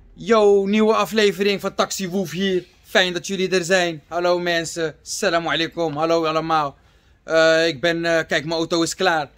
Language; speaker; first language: Dutch; non-native, fluent; Arabic